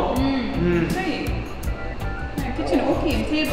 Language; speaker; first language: Japanese; non-native, learner; English